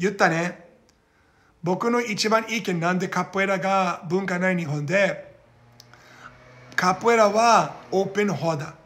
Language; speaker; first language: Japanese; non-native, learner; Portuguese